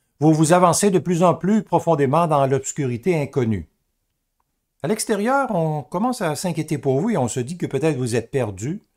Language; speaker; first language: French; native; French